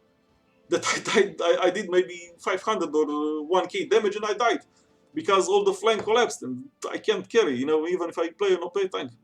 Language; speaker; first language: English; non-native, fluent; Romanian